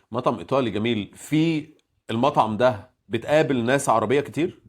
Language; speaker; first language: Arabic; native; Arabic